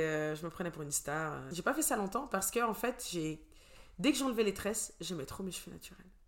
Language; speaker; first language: French; early bilingual, other home language; Portuguese